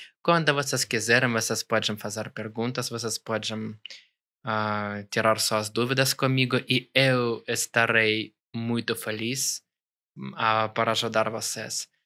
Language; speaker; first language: Portuguese; non-native, learner; Russian